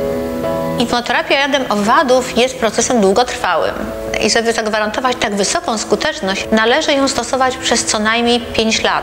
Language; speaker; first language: Polish; native; Polish